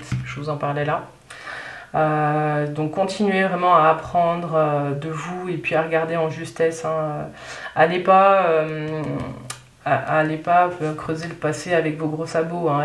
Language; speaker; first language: French; native; French